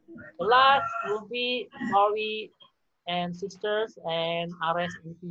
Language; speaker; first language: English; non-native, fluent; Indonesian